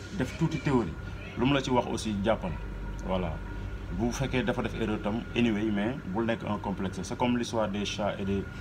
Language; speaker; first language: Wolof; native; Wolof